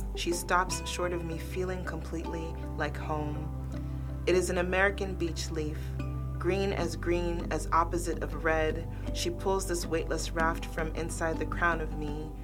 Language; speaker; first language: English; early bilingual, other home language; Krio